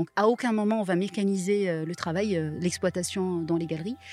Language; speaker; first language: French; non-native, local second language; Arabic